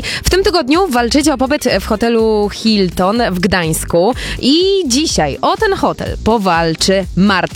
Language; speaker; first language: Polish; native; Polish